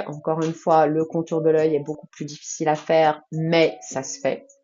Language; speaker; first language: French; native; French